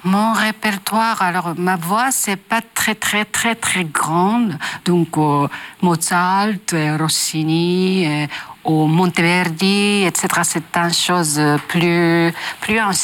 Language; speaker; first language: French; non-native, learner; Japanese